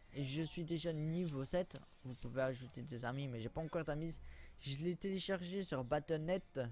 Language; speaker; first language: French; native; French